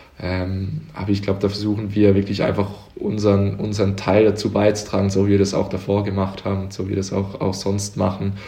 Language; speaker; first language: German; native; German